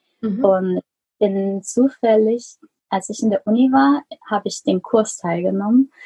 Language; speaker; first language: German; non-native, fluent; Korean